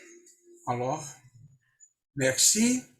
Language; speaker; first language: French; non-native, fluent; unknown